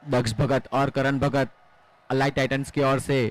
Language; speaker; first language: Hindi; non-native, local second language; Gujarati